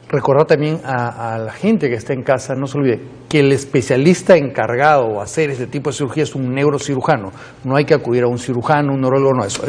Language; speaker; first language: Spanish; native; Spanish